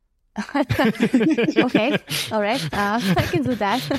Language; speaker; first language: English; non-native, fluent; Croatian